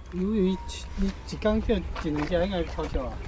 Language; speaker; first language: Chinese; native; Chinese